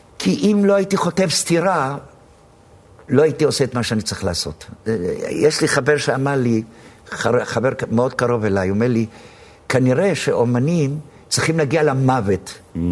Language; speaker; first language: Hebrew; early bilingual, other home language; Arabic